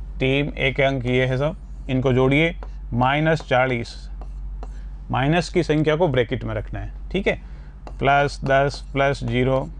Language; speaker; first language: Hindi; native; Hindi